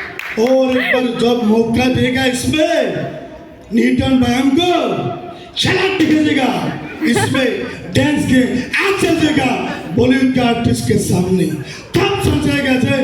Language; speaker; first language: Hindi; non-native, local second language; Assamese